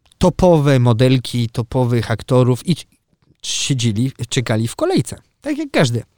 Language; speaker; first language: Polish; early bilingual, heritage; Polish